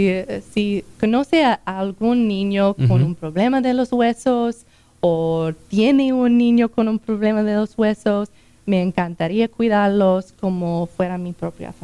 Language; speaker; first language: Spanish; non-native, learner; English